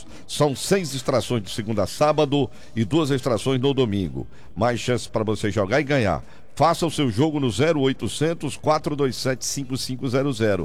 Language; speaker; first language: Portuguese; native; Portuguese